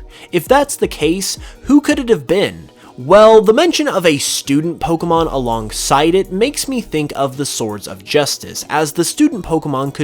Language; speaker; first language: English; native; English